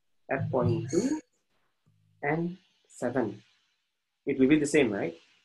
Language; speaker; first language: English; non-native, fluent; Indonesian